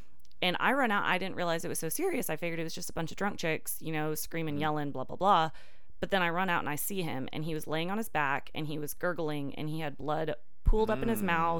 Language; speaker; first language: English; native; English